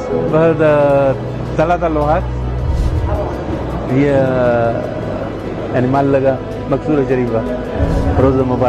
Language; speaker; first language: Arabic; non-native, fluent; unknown